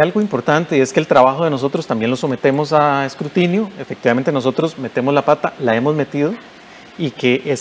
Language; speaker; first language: Spanish; native; Spanish